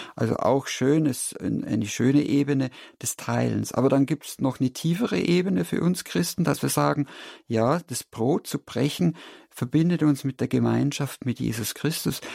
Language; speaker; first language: German; native; German